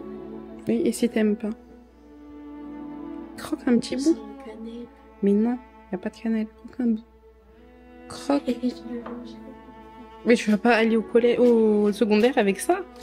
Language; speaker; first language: French; native; French